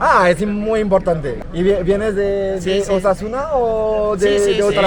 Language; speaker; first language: Spanish; non-native, learner; French